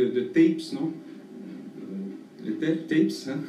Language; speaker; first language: French; non-native, fluent; Portuguese